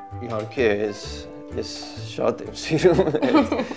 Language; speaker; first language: Armenian; non-native, learner; English